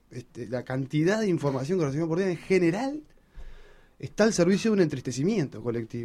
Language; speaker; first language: Spanish; native; Spanish